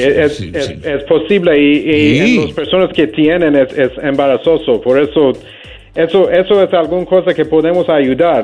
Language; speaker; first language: Spanish; non-native, learner; English